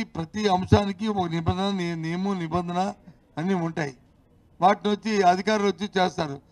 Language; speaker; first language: Telugu; native; Telugu